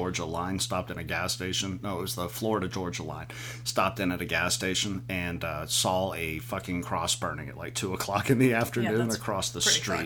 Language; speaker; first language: English; native; English